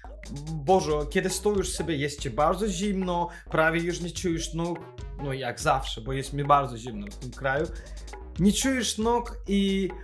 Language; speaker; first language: Polish; non-native, fluent; Azerbaijani